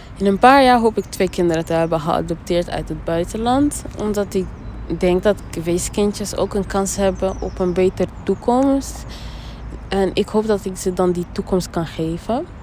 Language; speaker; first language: Dutch; early bilingual, other home language; Rundi